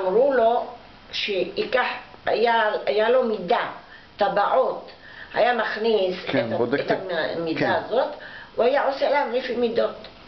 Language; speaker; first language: Hebrew; non-native, fluent; Arabic